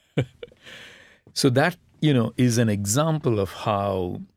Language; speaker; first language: English; non-native, local second language; Tamil